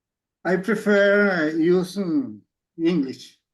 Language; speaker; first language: English; non-native, learner; Spanish